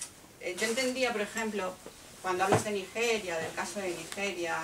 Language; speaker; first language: Spanish; native; Spanish